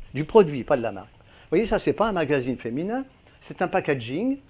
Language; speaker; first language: French; native; French